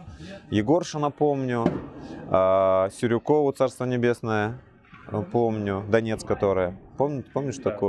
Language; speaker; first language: Russian; native; Russian